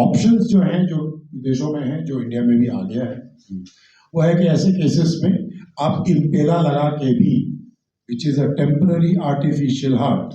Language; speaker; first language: Hindi; native; Hindi